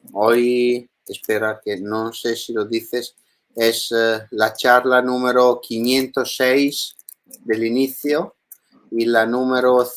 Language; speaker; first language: Spanish; non-native, learner; Italian